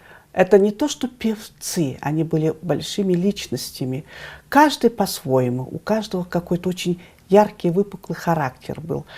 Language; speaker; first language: Russian; native; Russian